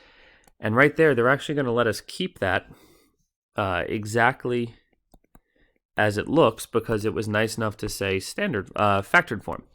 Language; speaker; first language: English; native; English